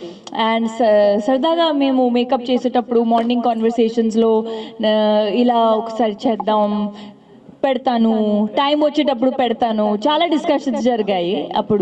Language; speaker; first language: Telugu; non-native, local second language; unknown